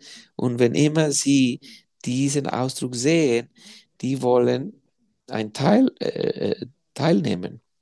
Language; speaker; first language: German; non-native, fluent; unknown